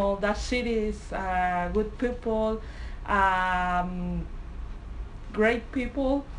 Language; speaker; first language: English; non-native, learner; Spanish